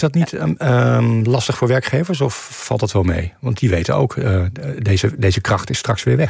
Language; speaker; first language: Dutch; native; Dutch